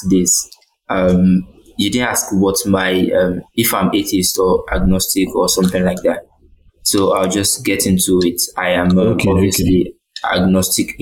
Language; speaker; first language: English; non-native, local second language; Yoruba